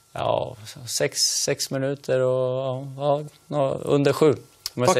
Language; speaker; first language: Swedish; native; Swedish